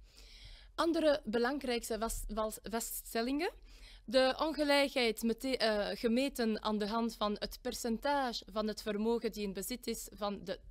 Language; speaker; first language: Dutch; non-native, local second language; French